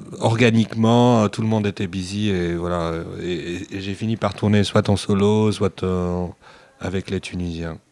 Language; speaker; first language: French; non-native, local second language; Arabic